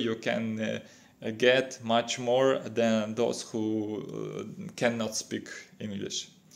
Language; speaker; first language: English; non-native, fluent; Russian